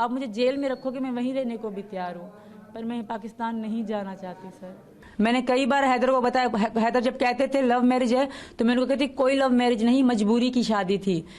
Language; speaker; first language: Urdu; non-native, local second language; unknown